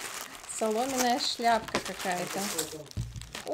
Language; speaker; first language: Russian; native; Russian